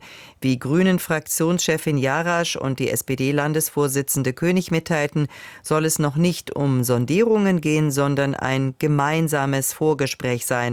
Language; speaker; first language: German; native; German